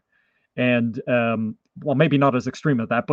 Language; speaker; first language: English; non-native, fluent; French